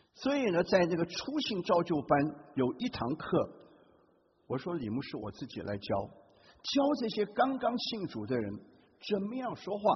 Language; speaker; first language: Chinese; non-native, local second language; Hakka Chinese